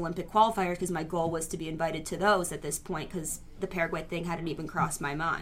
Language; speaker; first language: English; native; English